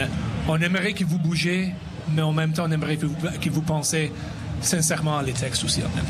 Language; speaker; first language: French; native; French